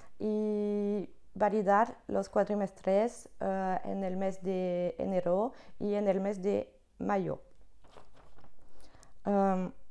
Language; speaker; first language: Spanish; non-native, learner; French